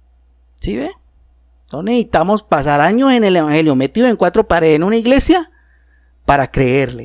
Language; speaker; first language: Spanish; native; Spanish